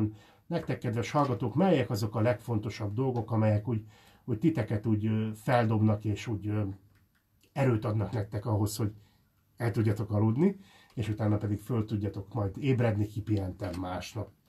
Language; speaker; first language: Hungarian; native; Hungarian